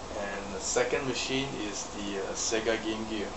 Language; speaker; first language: English; non-native, local second language; Chinese